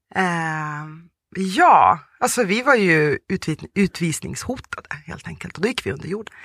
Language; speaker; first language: Swedish; early bilingual, other home language; Russian